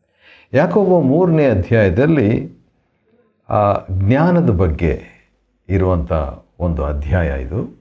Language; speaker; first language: Kannada; native; Kannada